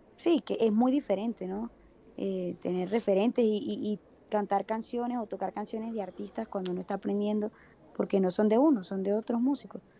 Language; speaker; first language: Spanish; native; Spanish